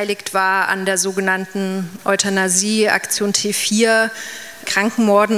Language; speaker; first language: German; native; German